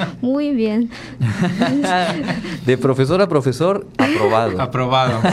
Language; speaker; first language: Spanish; non-native, learner; Chinese